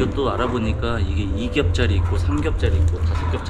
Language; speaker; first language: Korean; native; Korean